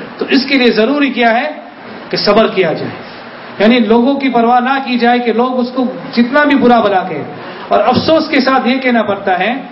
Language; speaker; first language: Urdu; native; Urdu